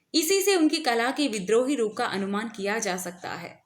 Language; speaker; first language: Hindi; non-native, local second language; Malayalam